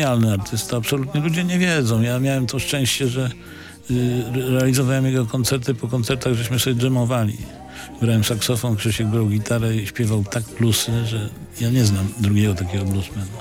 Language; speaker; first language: Polish; native; Polish